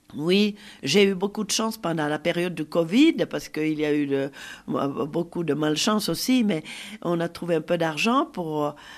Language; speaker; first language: French; non-native, fluent; Finnish